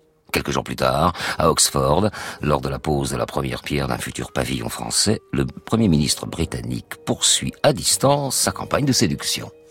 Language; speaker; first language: French; native; French